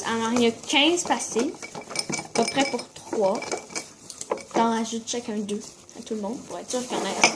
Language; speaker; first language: French; native; French